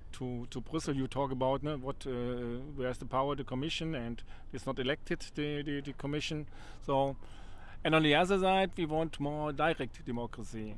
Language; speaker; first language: English; non-native, learner; German